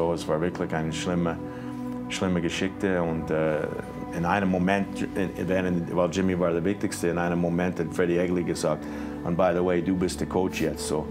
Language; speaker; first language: German; non-native, fluent; English